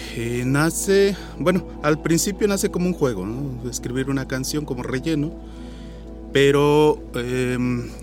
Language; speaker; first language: Spanish; non-native, local second language; Nahuatl languages